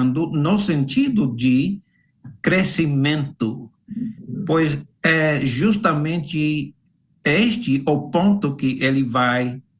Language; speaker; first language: Portuguese; non-native, fluent; English